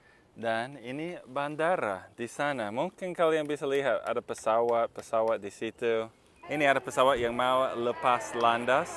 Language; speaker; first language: Indonesian; non-native, fluent; English